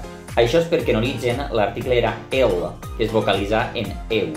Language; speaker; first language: Catalan; native; Catalan